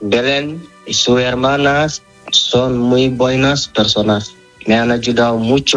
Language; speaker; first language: Spanish; non-native, learner; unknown